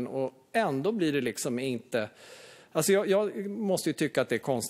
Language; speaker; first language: Swedish; native; Swedish